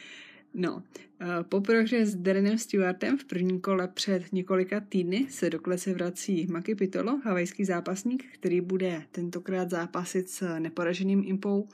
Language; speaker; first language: Czech; native; Czech